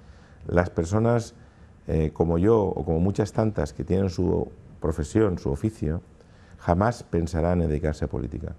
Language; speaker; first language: Spanish; native; Spanish